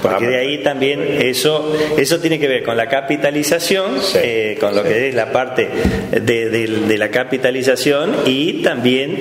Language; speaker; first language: Spanish; native; Spanish